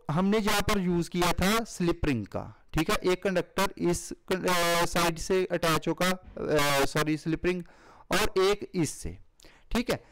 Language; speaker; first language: Hindi; non-native, local second language; Punjabi